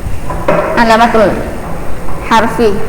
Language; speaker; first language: Arabic; non-native, fluent; Indonesian